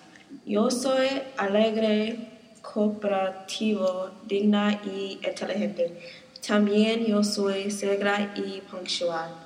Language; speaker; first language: Spanish; non-native, learner; English